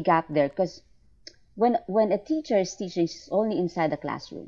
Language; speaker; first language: English; non-native, local second language; Filipino